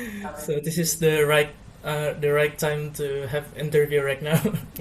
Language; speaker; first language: English; non-native, learner; Indonesian